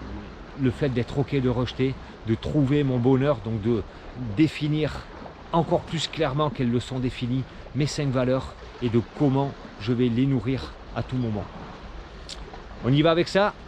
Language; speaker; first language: French; native; French